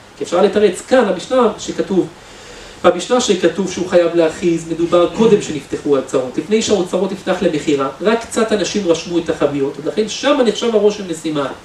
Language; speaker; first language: Hebrew; native; Hebrew